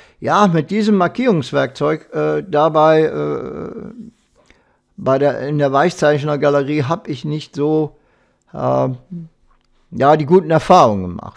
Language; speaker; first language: German; native; German